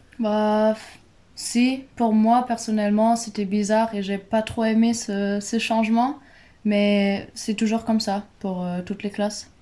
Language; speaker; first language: French; non-native, fluent; German